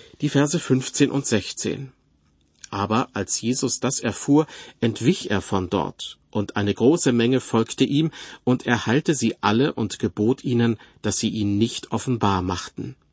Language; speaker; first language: German; native; German